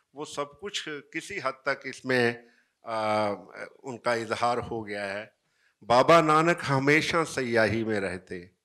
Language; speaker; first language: Hindi; native; Hindi